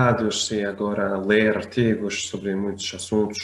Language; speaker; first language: Portuguese; non-native, fluent; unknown